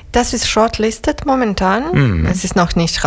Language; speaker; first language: German; non-native, fluent; Serbian